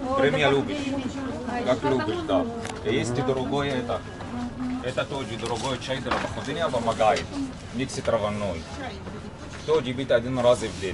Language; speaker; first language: Russian; non-native, learner; Arabic